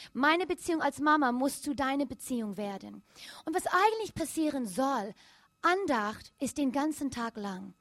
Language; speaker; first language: German; non-native, fluent; English